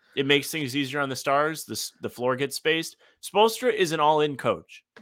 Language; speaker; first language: English; native; English